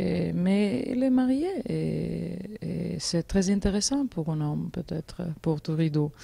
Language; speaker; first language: French; non-native, learner; Georgian